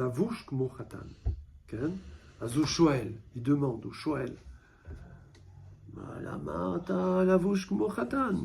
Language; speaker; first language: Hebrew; non-native, fluent; French